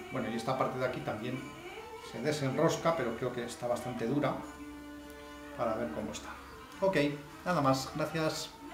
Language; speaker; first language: Spanish; native; Spanish